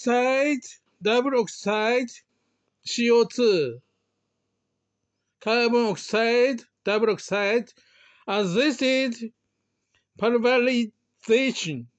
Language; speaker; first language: English; non-native, learner; Japanese